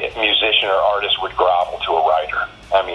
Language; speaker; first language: English; native; English